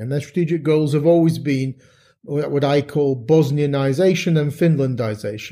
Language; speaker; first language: English; native; English